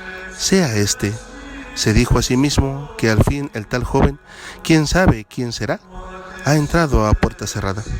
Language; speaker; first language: Spanish; native; Spanish